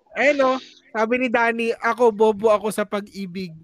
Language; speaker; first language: Filipino; non-native, local second language; Cebuano